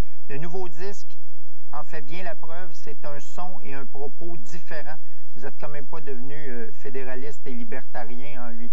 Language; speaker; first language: French; native; French